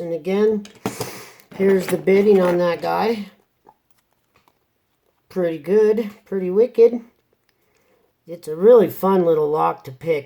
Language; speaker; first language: English; native; English